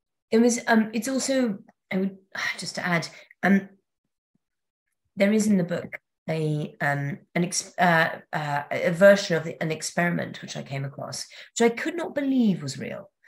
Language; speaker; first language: English; native; English